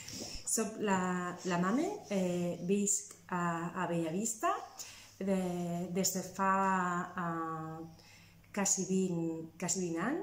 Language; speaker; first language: Catalan; non-native, fluent; Spanish